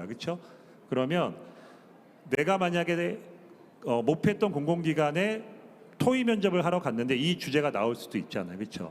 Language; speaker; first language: Korean; native; Korean